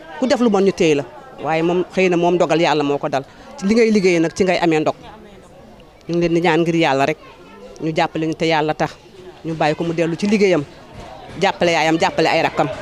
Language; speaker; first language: Wolof; native; Wolof